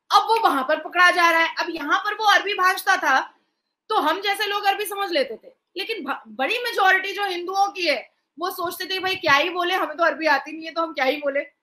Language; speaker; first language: Hindi; native; Hindi